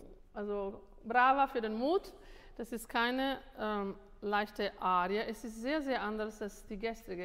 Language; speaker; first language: German; non-native, fluent; Italian